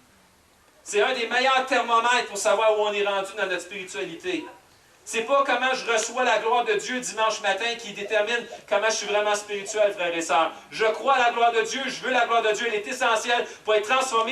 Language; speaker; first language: French; native; French